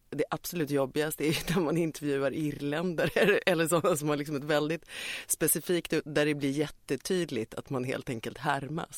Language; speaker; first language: Swedish; native; Swedish